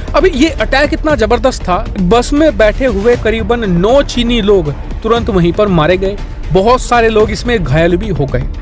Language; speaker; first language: Hindi; native; Hindi